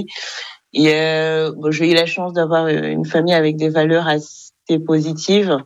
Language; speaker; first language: French; non-native, local second language; Kinyarwanda